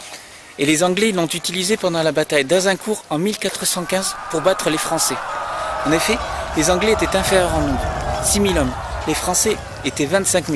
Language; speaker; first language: French; native; French